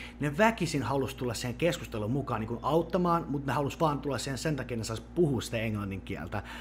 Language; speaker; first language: Finnish; native; Finnish